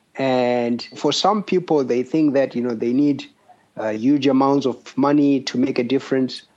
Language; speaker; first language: English; non-native, local second language; Shona